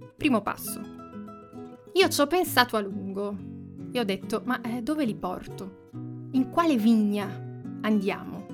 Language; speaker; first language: Italian; native; Italian